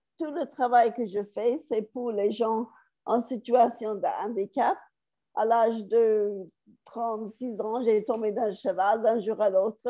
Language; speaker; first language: French; non-native, fluent; English